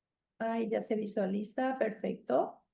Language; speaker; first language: Spanish; native; Spanish